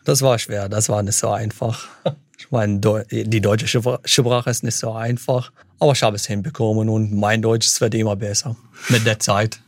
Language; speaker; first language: German; non-native, fluent; Arabic